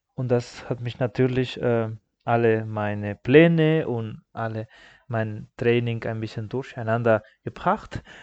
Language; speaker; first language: German; non-native, fluent; Spanish